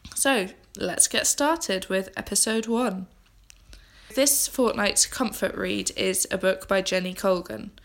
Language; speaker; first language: English; native; English